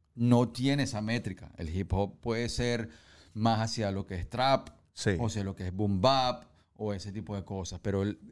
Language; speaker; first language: Spanish; early bilingual, heritage; Spanish